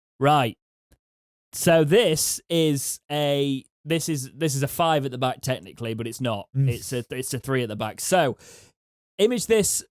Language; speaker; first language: English; native; English